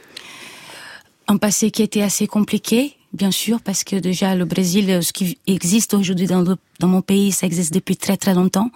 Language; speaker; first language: French; non-native, fluent; Portuguese